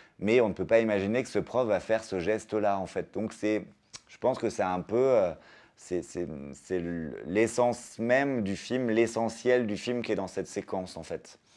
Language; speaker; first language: French; native; French